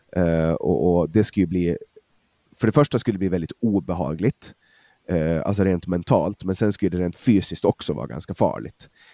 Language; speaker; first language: Swedish; non-native, fluent; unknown